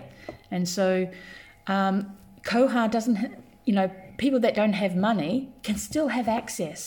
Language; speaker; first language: English; native; English